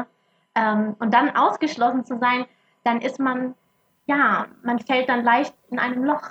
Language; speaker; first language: German; early bilingual, other home language; Arabic